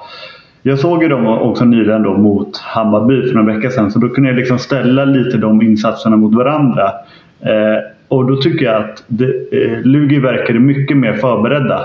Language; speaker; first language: Swedish; native; Swedish